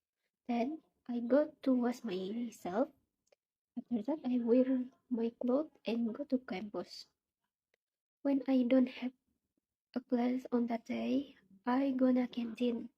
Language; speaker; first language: English; non-native, learner; Indonesian